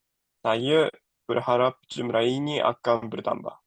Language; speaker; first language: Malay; non-native, learner; Japanese